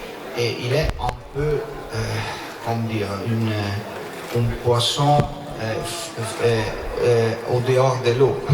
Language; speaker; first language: French; non-native, learner; Italian